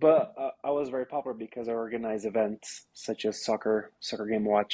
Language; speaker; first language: English; non-native, fluent; Portuguese